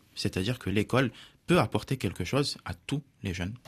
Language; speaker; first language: French; non-native, local second language; Arabic